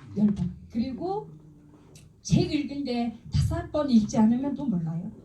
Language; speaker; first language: Korean; non-native, fluent; Mongolian